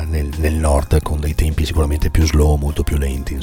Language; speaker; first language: Italian; native; Italian